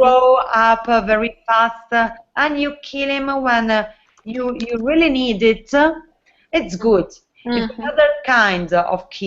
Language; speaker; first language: English; non-native, learner; Italian